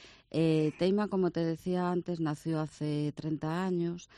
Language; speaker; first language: Spanish; native; Spanish